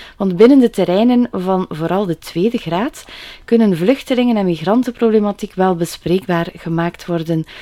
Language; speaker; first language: Dutch; native; Dutch